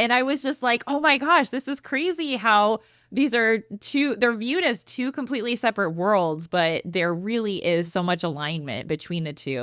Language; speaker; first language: English; native; English